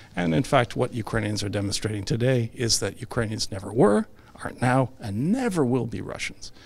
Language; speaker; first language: English; early bilingual, other home language; Ukrainian